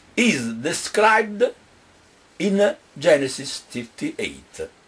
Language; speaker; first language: English; non-native, fluent; Italian